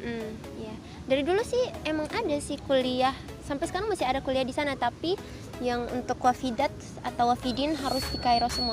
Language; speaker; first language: Indonesian; early bilingual, heritage; Indonesian